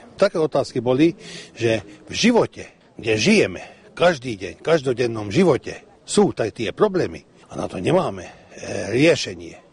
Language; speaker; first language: Slovak; early bilingual, heritage; Slovak